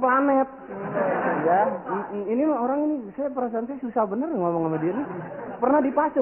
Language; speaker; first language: Indonesian; native; Indonesian